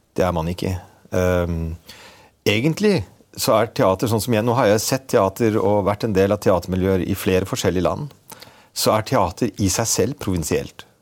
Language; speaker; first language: Norwegian; native; Norwegian